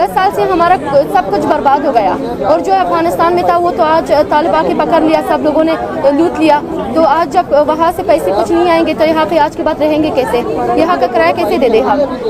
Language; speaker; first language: Hindi; non-native, fluent; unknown